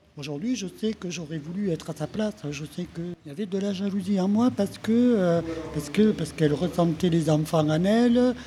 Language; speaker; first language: French; native; French